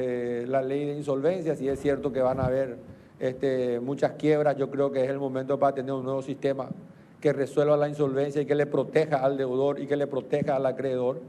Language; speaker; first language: Spanish; native; Spanish